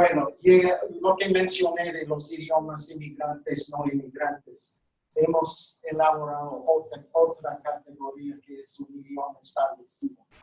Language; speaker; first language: Spanish; non-native, fluent; English